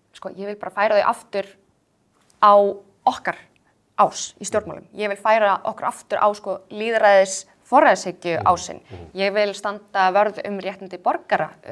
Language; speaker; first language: Icelandic; early bilingual, other home language; Kurdish